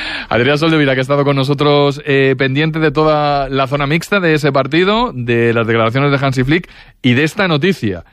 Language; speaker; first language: Spanish; native; Spanish